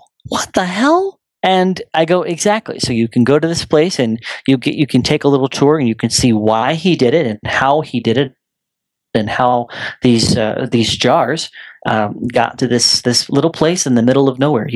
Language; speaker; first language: English; native; English